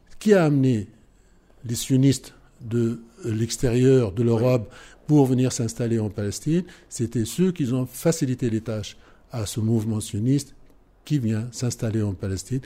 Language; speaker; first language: French; non-native, fluent; Arabic